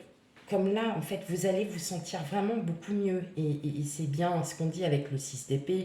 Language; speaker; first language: French; native; French